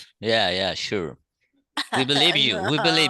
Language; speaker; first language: English; non-native, learner; Spanish